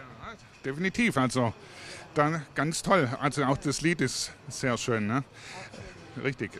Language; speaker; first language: German; native; German